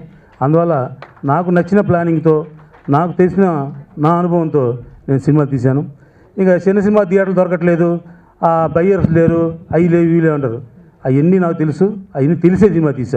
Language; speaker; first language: Telugu; native; Telugu